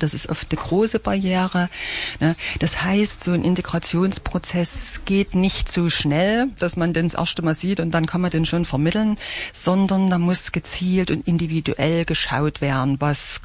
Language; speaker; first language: German; native; German